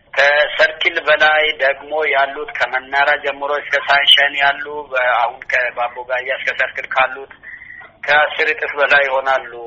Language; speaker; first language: Amharic; non-native, local second language; Oromo